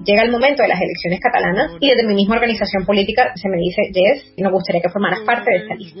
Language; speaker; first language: Spanish; native; Spanish